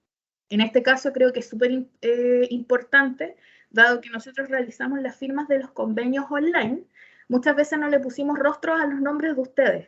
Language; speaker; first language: Spanish; native; Spanish